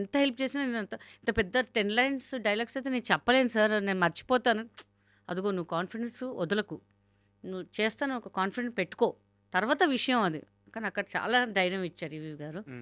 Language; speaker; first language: Telugu; non-native, local second language; Hindi